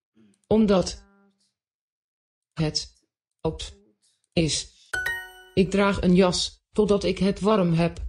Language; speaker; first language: Dutch; non-native, learner; English